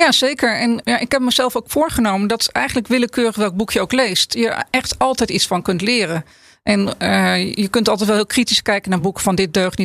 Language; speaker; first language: Dutch; native; Dutch